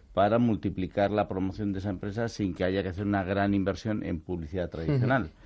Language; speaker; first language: Spanish; native; Spanish